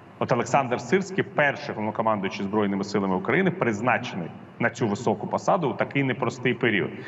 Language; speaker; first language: Ukrainian; non-native, local second language; Russian